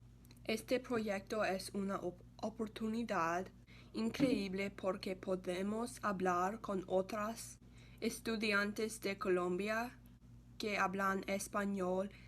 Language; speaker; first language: Spanish; non-native, learner; English